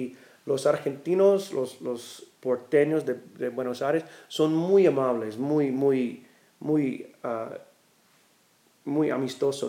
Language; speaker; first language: Spanish; non-native, learner; English